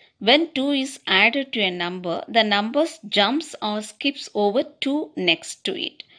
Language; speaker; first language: English; non-native, local second language; Tamil